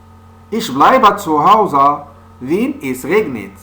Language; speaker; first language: German; non-native, fluent; French